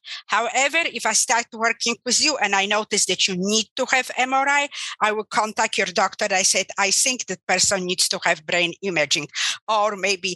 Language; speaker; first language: English; non-native, fluent; Polish